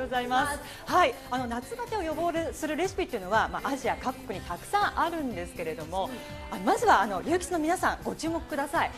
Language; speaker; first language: Japanese; native; Japanese